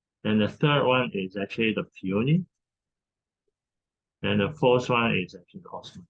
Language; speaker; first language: English; non-native, fluent; Chinese